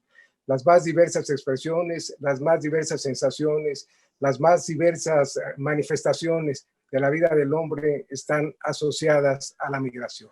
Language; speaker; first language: Spanish; native; Spanish